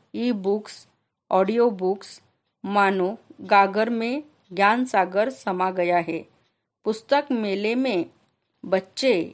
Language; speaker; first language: Hindi; non-native, local second language; Marathi